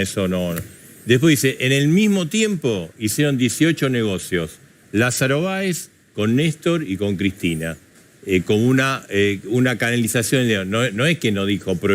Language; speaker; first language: Spanish; native; Spanish